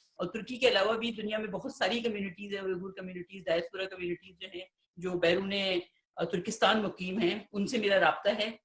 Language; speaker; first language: Urdu; native; Urdu